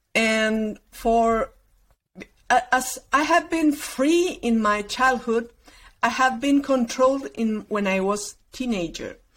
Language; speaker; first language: English; non-native, learner; Spanish